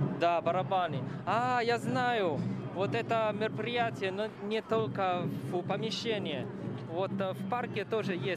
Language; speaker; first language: Russian; non-native, fluent; Chinese